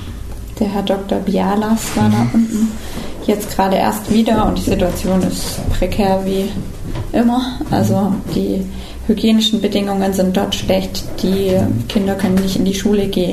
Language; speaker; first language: German; native; German